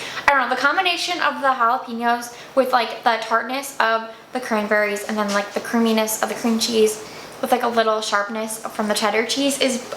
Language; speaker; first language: English; native; English